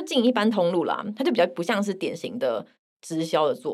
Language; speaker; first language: Chinese; native; Chinese